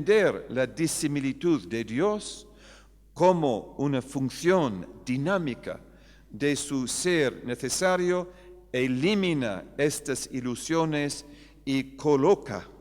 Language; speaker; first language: Spanish; non-native, fluent; English